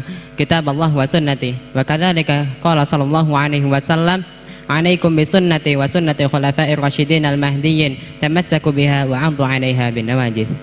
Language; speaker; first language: Arabic; non-native, learner; Indonesian